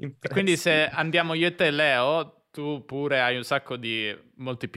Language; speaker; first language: Italian; native; Italian